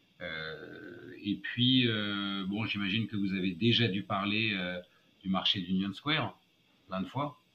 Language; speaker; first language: French; native; French